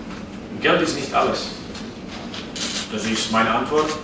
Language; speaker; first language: German; non-native, fluent; Slovak